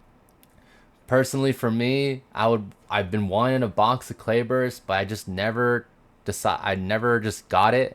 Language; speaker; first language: English; native; English